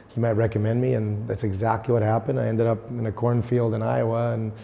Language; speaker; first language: English; native; English